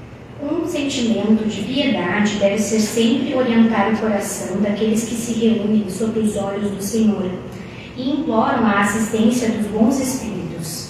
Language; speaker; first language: Portuguese; native; Portuguese